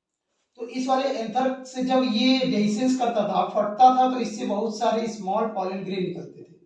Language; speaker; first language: Hindi; native; Hindi